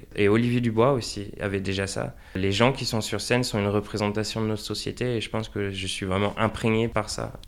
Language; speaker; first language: French; native; French